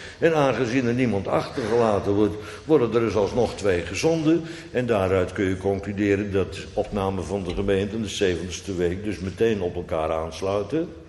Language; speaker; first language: Dutch; native; Dutch